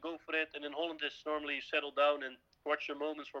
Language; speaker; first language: English; non-native, fluent; Dutch